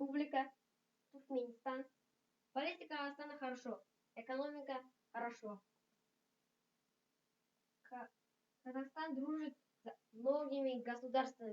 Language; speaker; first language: Russian; non-native, local second language; Kazakh